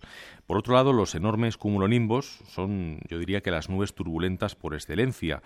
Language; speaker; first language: Spanish; native; Spanish